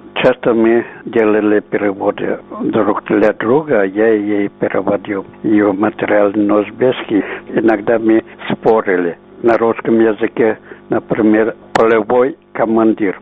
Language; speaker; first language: Russian; non-native, local second language; Uzbek